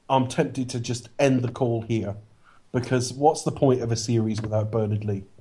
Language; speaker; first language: English; native; English